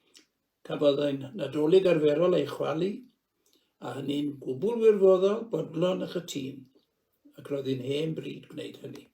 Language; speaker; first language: Welsh; native; Welsh